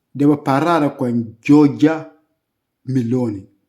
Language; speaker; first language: Italian; non-native, learner; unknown